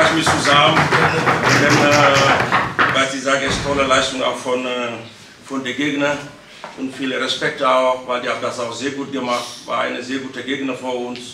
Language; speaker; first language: German; non-native, fluent; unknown